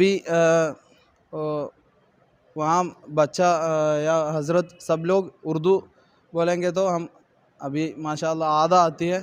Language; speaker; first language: Hindi; non-native, learner; Malayalam